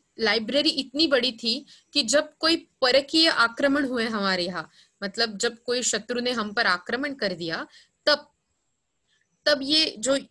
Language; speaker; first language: Hindi; non-native, local second language; Marathi